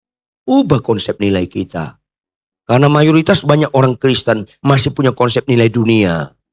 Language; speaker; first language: Indonesian; native; Indonesian